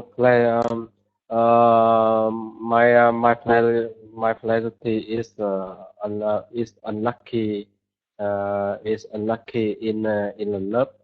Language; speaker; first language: English; non-native, learner; Vietnamese